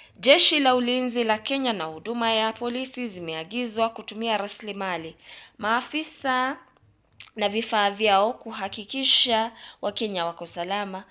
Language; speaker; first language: Swahili; non-native, local second language; Gusii